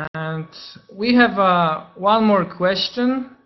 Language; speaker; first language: English; non-native, fluent; Polish